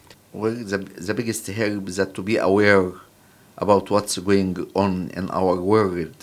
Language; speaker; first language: English; non-native, fluent; Arabic